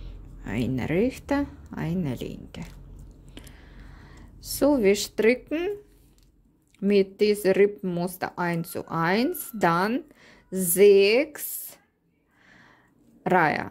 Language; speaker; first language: German; non-native, learner; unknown